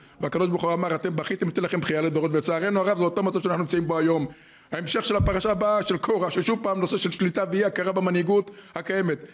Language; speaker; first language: Hebrew; native; Hebrew